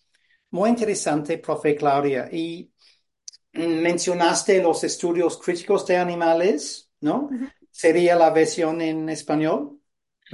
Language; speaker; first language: Spanish; non-native, fluent; English